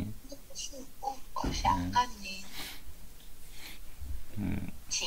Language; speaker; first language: Chinese; non-native, learner; Vietnamese